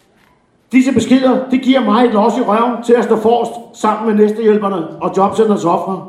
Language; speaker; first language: Danish; native; Danish